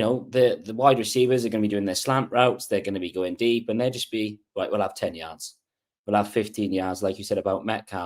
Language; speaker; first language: English; native; English